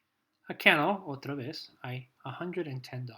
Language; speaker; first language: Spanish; non-native, fluent; English